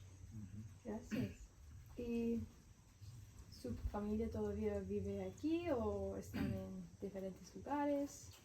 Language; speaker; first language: Spanish; non-native, fluent; English